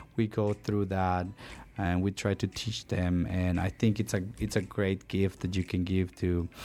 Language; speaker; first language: English; non-native, fluent; Spanish